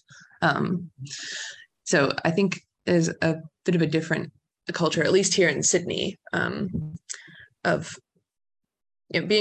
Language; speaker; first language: English; native; English